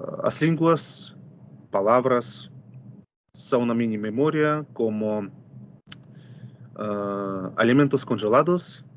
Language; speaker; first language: Portuguese; non-native, fluent; Russian